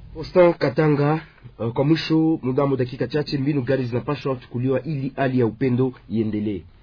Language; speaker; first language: Swahili; native; Swahili